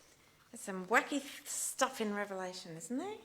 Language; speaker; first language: English; native; English